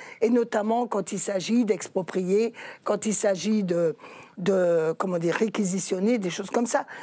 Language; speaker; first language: French; native; French